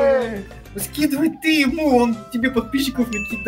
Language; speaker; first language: Russian; native; Russian